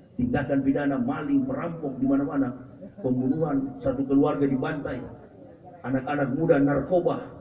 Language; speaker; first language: Indonesian; native; Indonesian